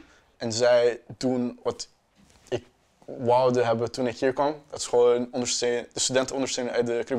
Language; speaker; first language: Dutch; non-native, local second language; Papiamento